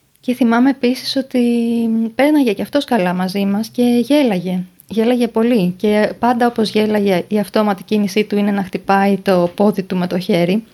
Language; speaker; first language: Greek; native; Greek